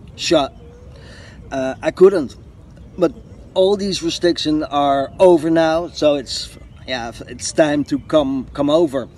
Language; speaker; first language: English; non-native, fluent; Dutch